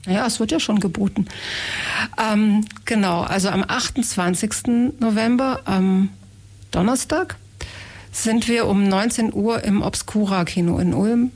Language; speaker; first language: German; native; German